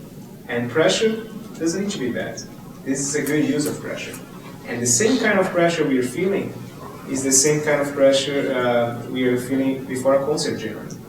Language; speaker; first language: English; non-native, fluent; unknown